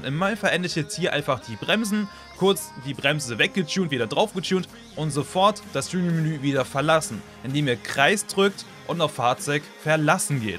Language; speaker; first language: German; native; German